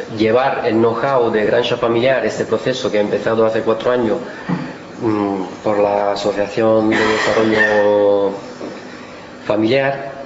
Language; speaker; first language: Spanish; non-native, fluent; Italian